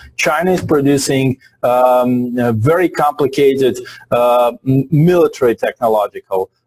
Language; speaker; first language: English; non-native, fluent; Russian